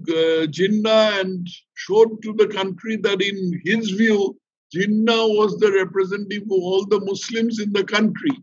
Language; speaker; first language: English; non-native, local second language; Bangla